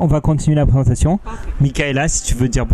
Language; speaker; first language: French; native; French